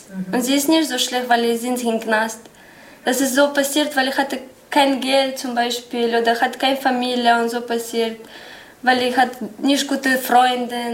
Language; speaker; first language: German; non-native, learner; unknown